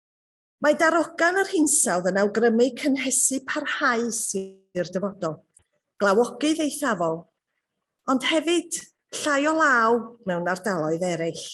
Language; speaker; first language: Welsh; native; Welsh